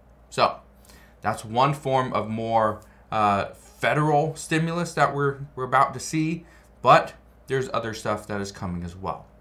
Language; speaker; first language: English; native; English